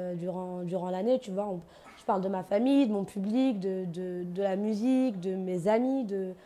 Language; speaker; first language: French; native; French